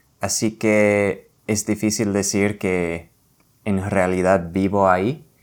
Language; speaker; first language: Spanish; non-native, fluent; English